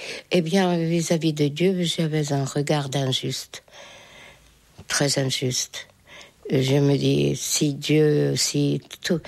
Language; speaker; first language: French; non-native, fluent; Hungarian